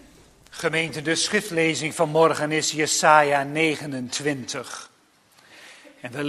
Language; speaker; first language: Dutch; native; Dutch